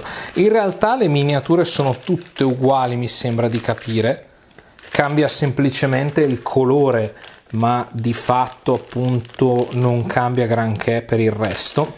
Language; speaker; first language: Italian; native; Italian